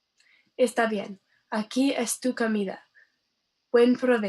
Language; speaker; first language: Spanish; non-native, learner; English